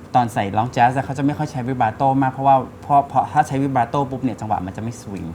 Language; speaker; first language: Thai; native; Thai